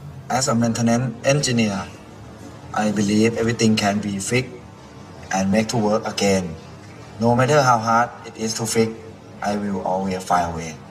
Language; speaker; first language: English; non-native, learner; Thai